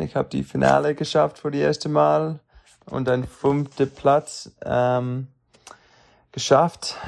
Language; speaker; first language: German; non-native, learner; English